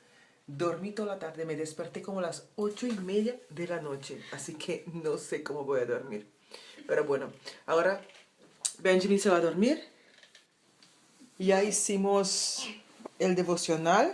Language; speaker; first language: Spanish; non-native, fluent; Papiamento